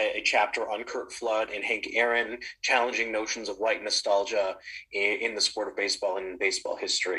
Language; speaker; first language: English; native; English